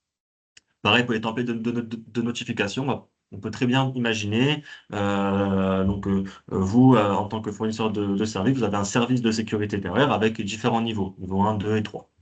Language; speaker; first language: French; native; French